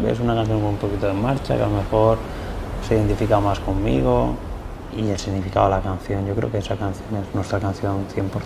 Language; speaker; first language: Spanish; native; Spanish